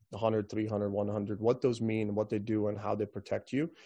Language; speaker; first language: English; non-native, fluent; Croatian